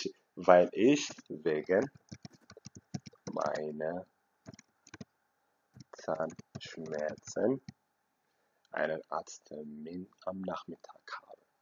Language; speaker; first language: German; non-native, local second language; Amharic